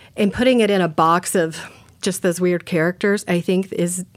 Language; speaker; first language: English; native; English